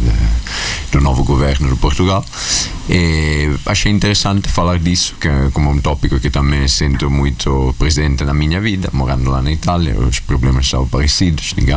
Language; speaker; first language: Portuguese; non-native, fluent; Italian